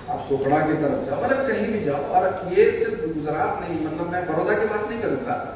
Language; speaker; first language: Hindi; native; Hindi